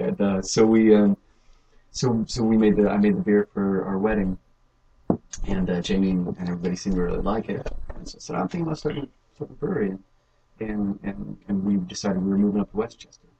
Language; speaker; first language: English; native; English